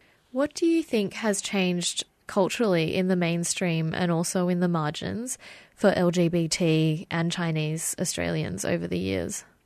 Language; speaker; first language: English; early bilingual, other home language; Chinese